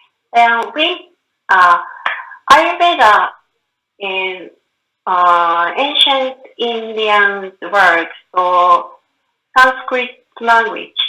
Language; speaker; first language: English; non-native, learner; Japanese